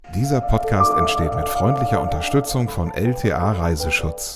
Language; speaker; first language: German; native; German